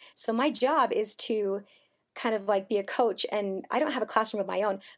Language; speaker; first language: English; native; English